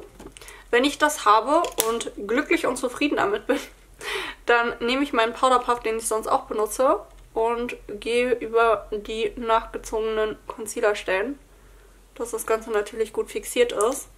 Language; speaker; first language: German; native; German